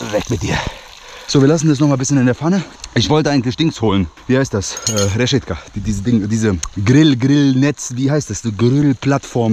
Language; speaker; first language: German; early bilingual, other home language; Bosnian